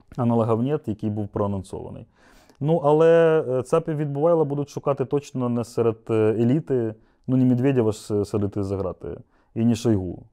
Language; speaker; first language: Ukrainian; native; Ukrainian